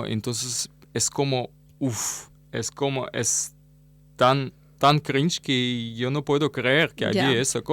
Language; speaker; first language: Spanish; non-native, learner; Russian